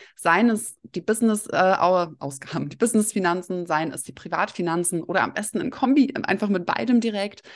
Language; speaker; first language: German; early bilingual, other home language; Russian